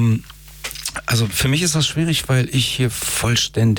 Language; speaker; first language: German; early bilingual, other home language; Persian